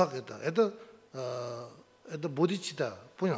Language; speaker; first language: Russian; non-native, learner; Tibetan